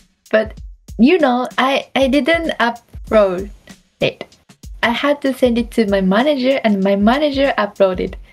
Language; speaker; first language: English; non-native, learner; Japanese